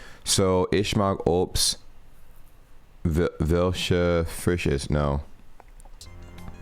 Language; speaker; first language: German; non-native, learner; English